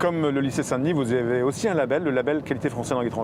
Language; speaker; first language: French; native; French